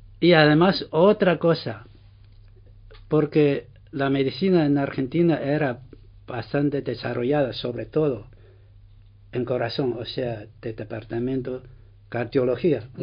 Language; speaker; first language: Spanish; non-native, fluent; Chinese